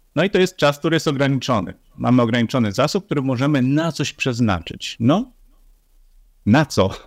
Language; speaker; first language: Polish; native; Polish